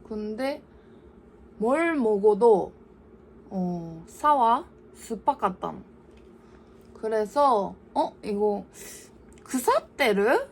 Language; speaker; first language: Korean; non-native, learner; Japanese